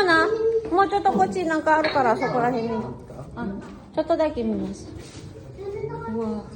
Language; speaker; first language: Japanese; non-native, fluent; Filipino